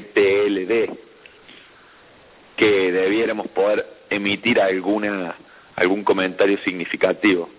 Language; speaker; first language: Spanish; native; Spanish